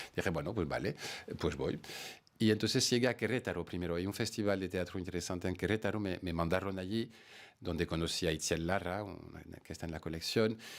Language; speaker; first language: Spanish; non-native, fluent; French